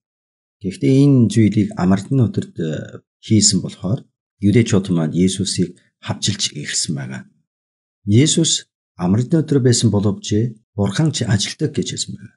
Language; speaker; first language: Mongolian; non-native, fluent; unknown